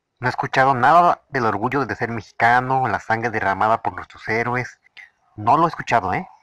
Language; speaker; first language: Spanish; native; Spanish